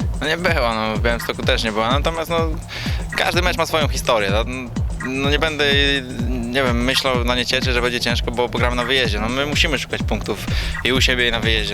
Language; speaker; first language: Polish; native; Polish